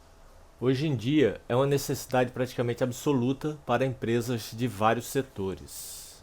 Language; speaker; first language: Portuguese; native; Portuguese